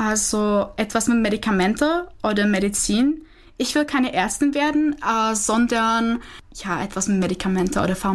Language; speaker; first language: German; non-native, learner; Czech